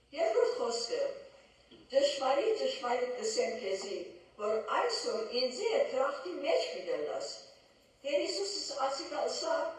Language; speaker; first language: Armenian; early bilingual, heritage; Armenian